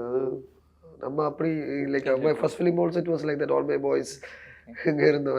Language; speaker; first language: Tamil; non-native, learner; Malayalam